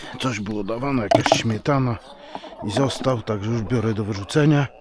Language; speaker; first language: Polish; native; Polish